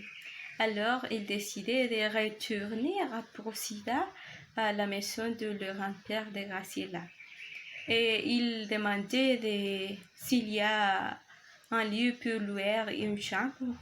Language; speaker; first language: French; non-native, learner; Spanish